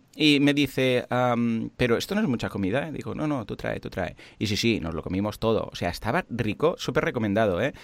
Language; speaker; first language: Spanish; native; Spanish